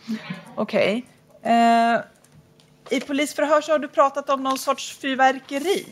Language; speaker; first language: Swedish; native; Swedish